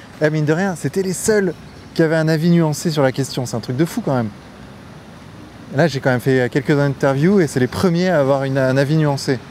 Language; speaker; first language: French; native; French